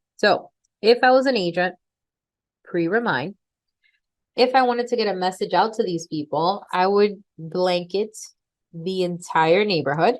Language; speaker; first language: English; native; English